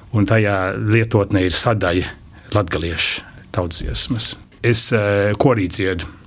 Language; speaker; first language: Latvian; early bilingual, heritage; Latvian